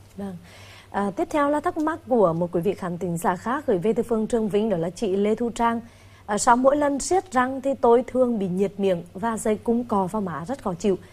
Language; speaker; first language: Vietnamese; native; Vietnamese